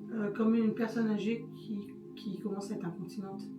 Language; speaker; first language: French; native; French